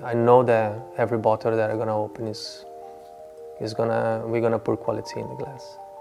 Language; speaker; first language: English; non-native, fluent; Portuguese